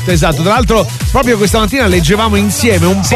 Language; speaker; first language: Italian; native; Italian